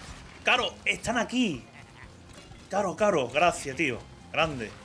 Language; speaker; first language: Spanish; native; Spanish